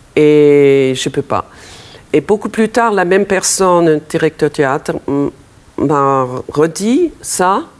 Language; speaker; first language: French; non-native, fluent; German